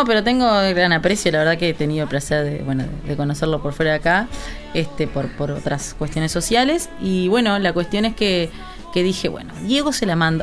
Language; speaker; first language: Spanish; native; Spanish